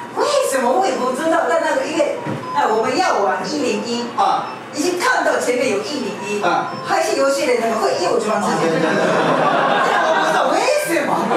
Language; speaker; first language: Chinese; non-native, fluent; Japanese